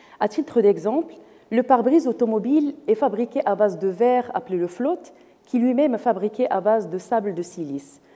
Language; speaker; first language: French; non-native, local second language; Arabic